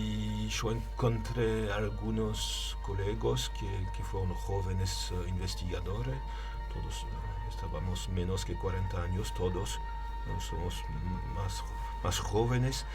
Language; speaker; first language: Spanish; non-native, learner; French